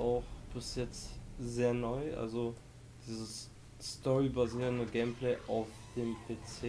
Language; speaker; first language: German; native; German